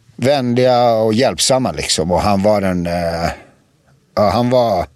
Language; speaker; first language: Swedish; early bilingual, other home language; Bosnian